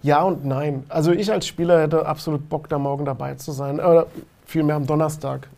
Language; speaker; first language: German; native; German